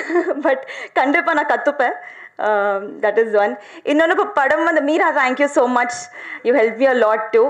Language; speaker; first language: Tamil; non-native, learner; Telugu